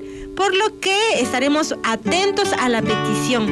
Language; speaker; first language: Spanish; native; Spanish